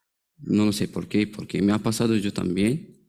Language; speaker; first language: Spanish; non-native, learner; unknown